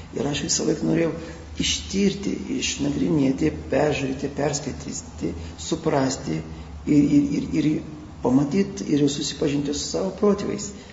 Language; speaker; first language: Lithuanian; non-native, local second language; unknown